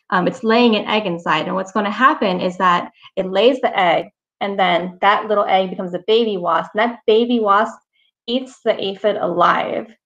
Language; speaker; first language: English; native; English